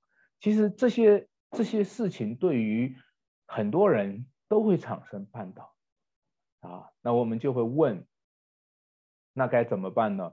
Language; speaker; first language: Chinese; native; Chinese